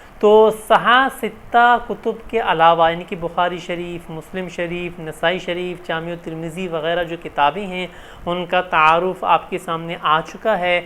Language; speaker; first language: Urdu; non-native, local second language; Baluchi